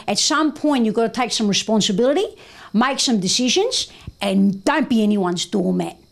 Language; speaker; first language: English; early bilingual, other home language; Greek